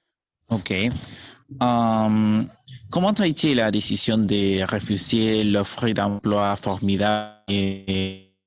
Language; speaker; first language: French; non-native, learner; Spanish